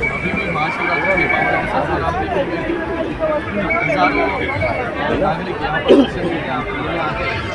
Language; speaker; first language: Hindi; non-native, local second language; Marathi